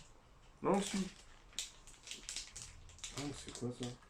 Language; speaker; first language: French; native; French